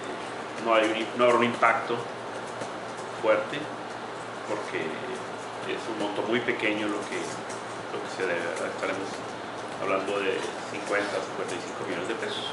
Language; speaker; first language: Spanish; native; Spanish